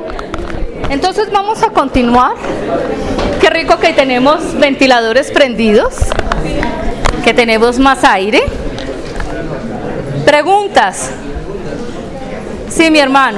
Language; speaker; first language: Spanish; native; Spanish